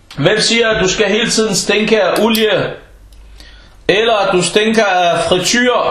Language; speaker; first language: Danish; early bilingual, other home language; Arabic